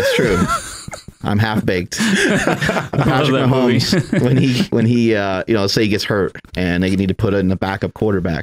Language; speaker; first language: English; native; English